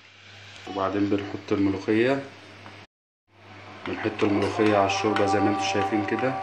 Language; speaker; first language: Arabic; native; Arabic